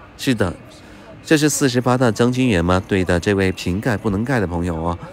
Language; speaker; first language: Chinese; native; Chinese